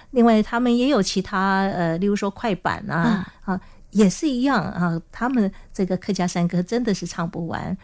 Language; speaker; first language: Chinese; non-native, local second language; Hakka Chinese